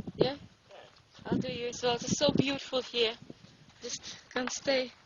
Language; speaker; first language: English; non-native, learner; Russian